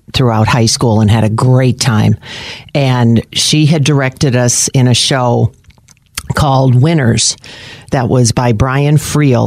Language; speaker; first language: English; native; English